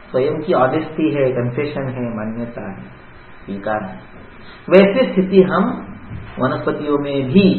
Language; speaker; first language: Hindi; non-native, local second language; Marathi